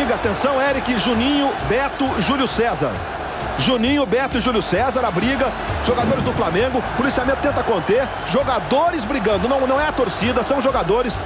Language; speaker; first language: Portuguese; native; Portuguese